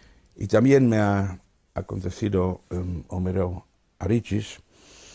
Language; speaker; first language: Spanish; non-native, fluent; Dutch